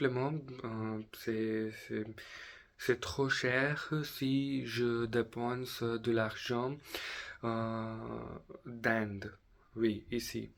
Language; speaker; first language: French; non-native, learner; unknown